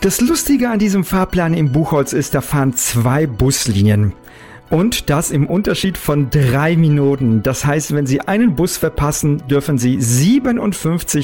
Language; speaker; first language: German; native; German